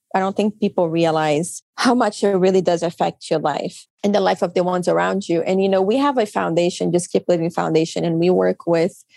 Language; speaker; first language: English; non-native, fluent; Portuguese